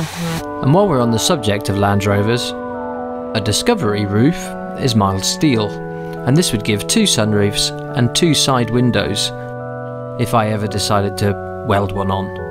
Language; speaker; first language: English; native; English